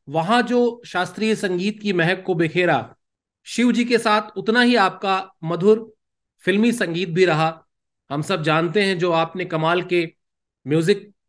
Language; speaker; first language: Hindi; native; Hindi